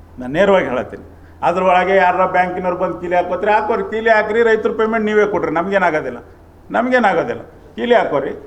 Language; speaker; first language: Kannada; native; Kannada